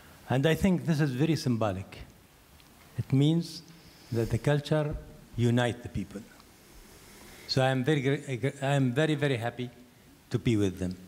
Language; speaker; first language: English; non-native, fluent; Arabic